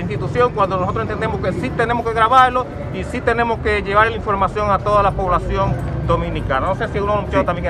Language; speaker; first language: Spanish; native; Spanish